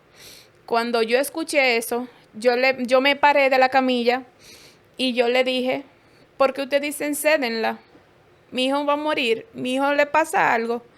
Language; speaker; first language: Spanish; native; Spanish